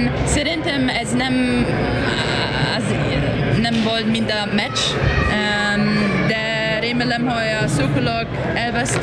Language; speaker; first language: Hungarian; non-native, learner; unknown